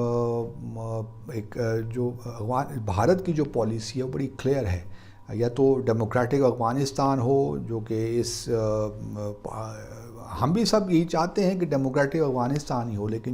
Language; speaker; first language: Urdu; native; Urdu